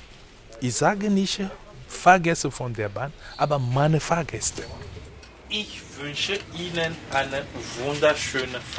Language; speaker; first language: German; non-native, fluent; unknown